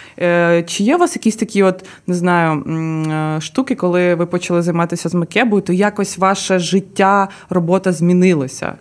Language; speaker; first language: Ukrainian; non-native, local second language; Russian